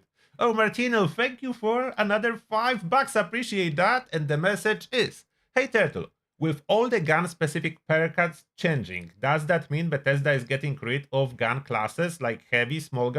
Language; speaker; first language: English; non-native, fluent; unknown